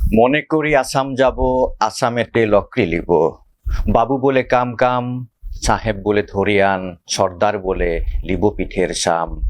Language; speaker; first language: Assamese; native; Assamese